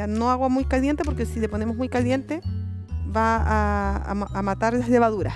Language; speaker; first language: Spanish; native; Spanish